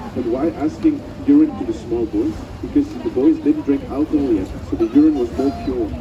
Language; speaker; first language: English; non-native, fluent; Dutch